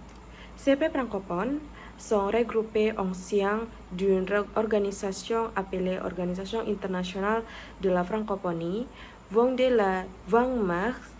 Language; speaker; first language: French; non-native, learner; Indonesian